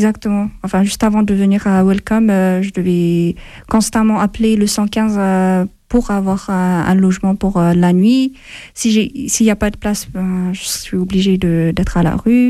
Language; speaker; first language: French; non-native, fluent; Amharic